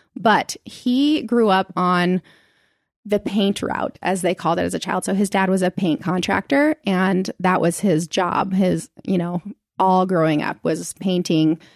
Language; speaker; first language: English; native; English